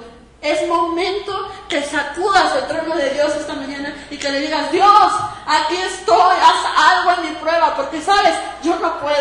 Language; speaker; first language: Spanish; native; Spanish